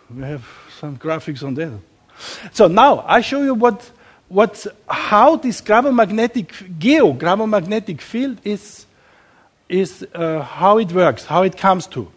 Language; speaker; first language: English; non-native, learner; German